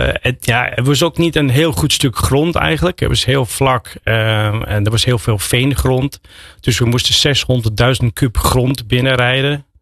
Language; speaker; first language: Dutch; non-native, fluent; English